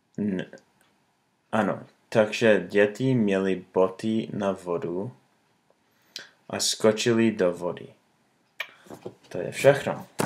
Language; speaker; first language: Czech; non-native, learner; English